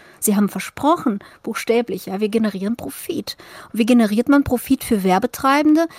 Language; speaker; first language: German; early bilingual, other home language; Russian